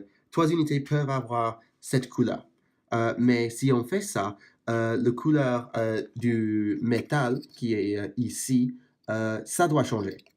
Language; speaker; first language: French; non-native, fluent; English